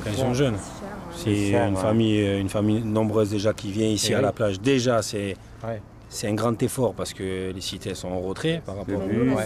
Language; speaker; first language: French; native; French